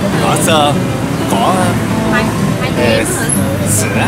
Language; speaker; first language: Vietnamese; non-native, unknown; Japanese